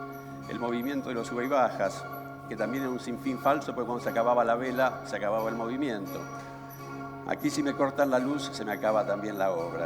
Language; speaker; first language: Spanish; native; Spanish